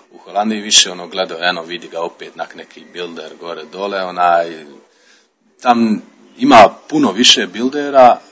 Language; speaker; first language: Croatian; early bilingual, heritage; Croatian